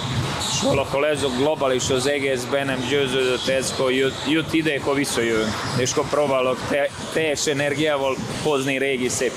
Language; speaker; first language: Hungarian; non-native, fluent; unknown